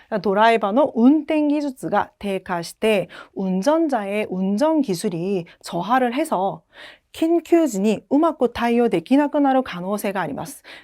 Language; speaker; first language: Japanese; non-native, fluent; Korean